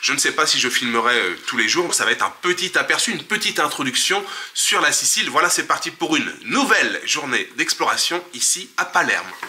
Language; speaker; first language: French; native; French